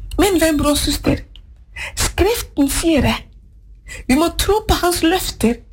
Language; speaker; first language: Norwegian; non-native, fluent; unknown